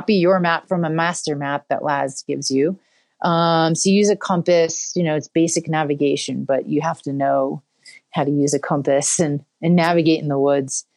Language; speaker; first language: English; native; English